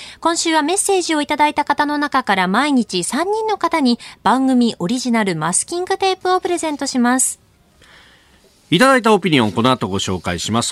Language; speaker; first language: Japanese; native; Japanese